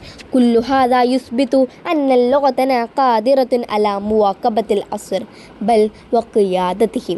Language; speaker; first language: Arabic; non-native, learner; Malayalam